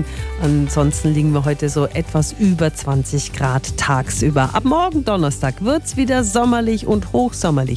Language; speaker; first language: German; native; German